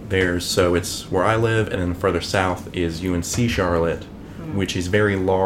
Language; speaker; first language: English; native; English